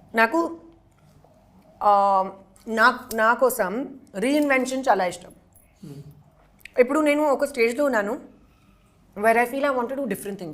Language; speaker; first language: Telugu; non-native, learner; Hindi